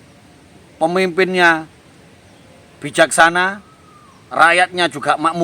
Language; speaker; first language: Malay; non-native, local second language; Javanese